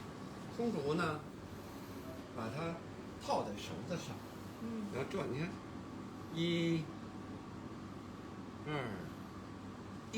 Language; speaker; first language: Chinese; native; Chinese